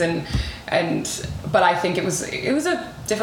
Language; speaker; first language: English; native; English